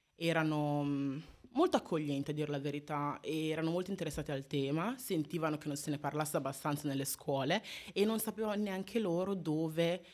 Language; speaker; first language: Italian; native; Italian